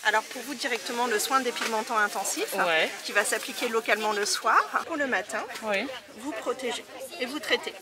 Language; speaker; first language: French; native; French